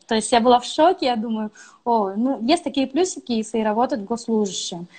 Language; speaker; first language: Russian; non-native, fluent; Spanish